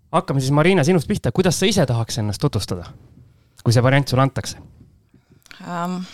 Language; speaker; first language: Estonian; native; Estonian